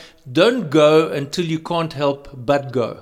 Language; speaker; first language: English; native; English